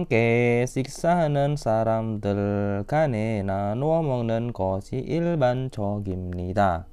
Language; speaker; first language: Korean; non-native, fluent; Indonesian